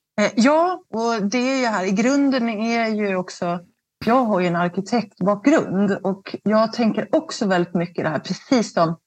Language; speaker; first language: Swedish; native; Swedish